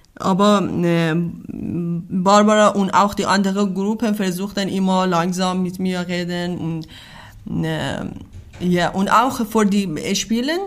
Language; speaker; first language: German; non-native, learner; Persian